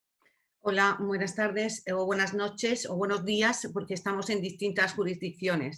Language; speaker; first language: Spanish; native; Spanish